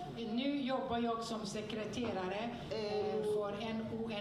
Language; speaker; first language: Swedish; non-native, fluent; French